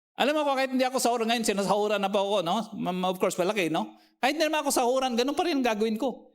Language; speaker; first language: Filipino; non-native, local second language; Cebuano